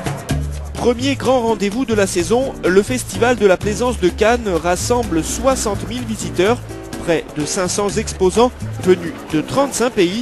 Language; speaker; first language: French; native; French